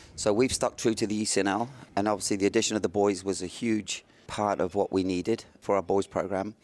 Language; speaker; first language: English; native; English